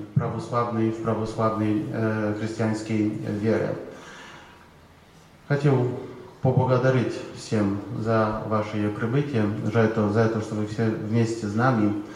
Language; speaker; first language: Russian; non-native, fluent; Polish